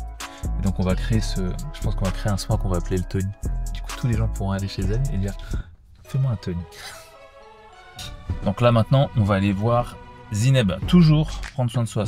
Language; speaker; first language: French; native; French